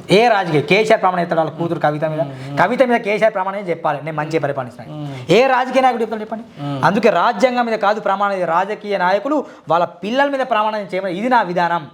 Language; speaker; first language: Telugu; non-native, local second language; Marathi